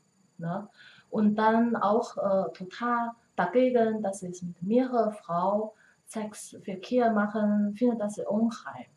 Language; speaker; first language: German; non-native, learner; Chinese